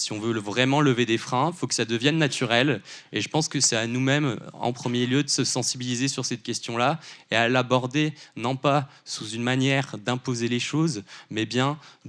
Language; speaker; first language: French; native; French